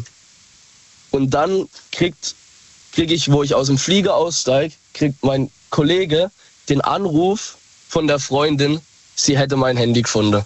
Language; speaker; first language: German; native; German